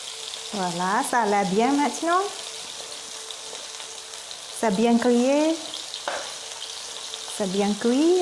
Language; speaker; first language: French; non-native, learner; Thai